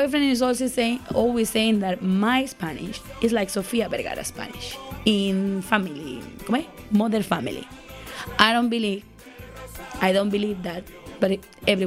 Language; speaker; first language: English; non-native, fluent; Spanish